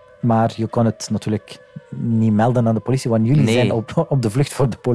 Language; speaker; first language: Dutch; non-native, fluent; Arabic